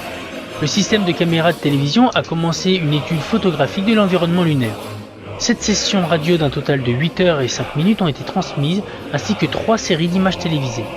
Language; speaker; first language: French; native; French